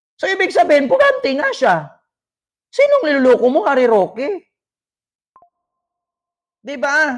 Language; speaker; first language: Filipino; native; Filipino